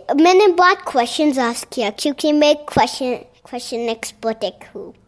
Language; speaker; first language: Hindi; early bilingual, heritage; Hindi